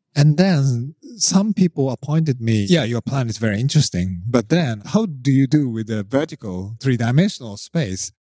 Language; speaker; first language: English; non-native, fluent; Japanese